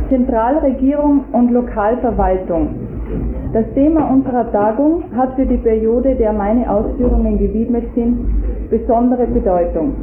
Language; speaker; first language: German; native; German